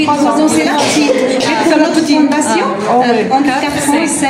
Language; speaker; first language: French; non-native, local second language; Arabic